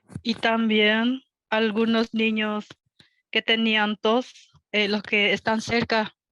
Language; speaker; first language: Spanish; non-native, local second language; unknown